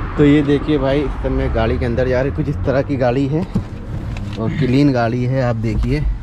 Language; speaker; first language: Hindi; native; Hindi